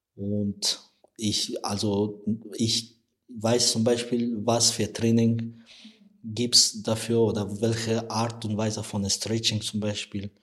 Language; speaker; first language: German; non-native, learner; Persian